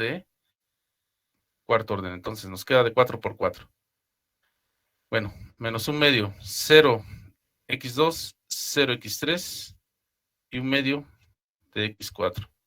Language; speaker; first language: Spanish; native; Spanish